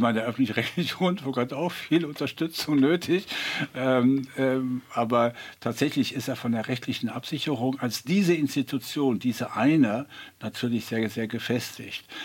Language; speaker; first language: German; native; German